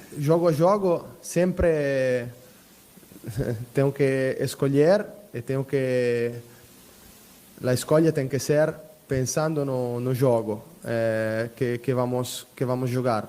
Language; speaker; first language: Portuguese; non-native, fluent; Italian